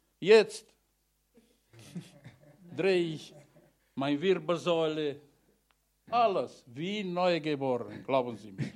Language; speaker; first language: German; non-native, learner; Romanian